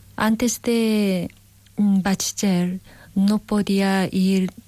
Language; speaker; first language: Spanish; non-native, learner; Korean